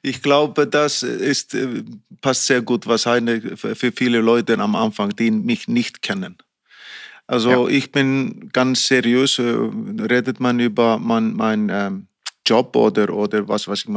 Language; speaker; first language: German; non-native, fluent; Icelandic